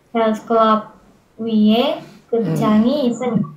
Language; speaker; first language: Korean; non-native, learner; Indonesian